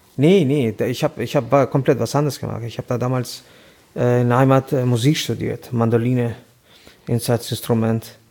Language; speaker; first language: German; non-native, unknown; Albanian